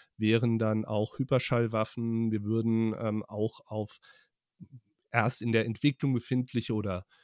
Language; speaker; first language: German; native; German